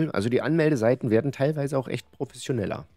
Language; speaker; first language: German; native; German